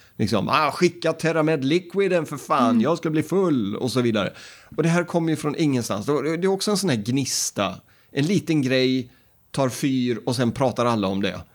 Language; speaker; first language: Swedish; native; Swedish